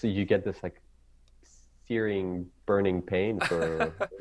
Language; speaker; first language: English; non-native, fluent; Hebrew